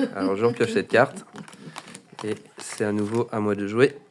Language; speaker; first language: French; native; French